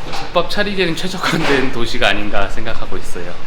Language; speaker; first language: Korean; native; Korean